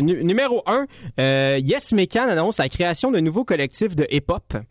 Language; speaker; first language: French; native; French